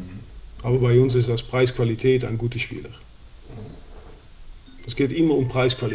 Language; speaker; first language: German; non-native, fluent; Dutch